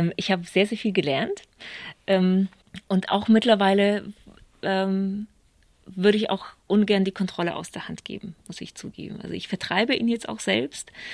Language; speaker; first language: German; early bilingual, other home language; Polish